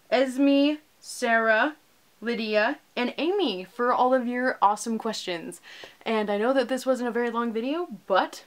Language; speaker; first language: English; native; English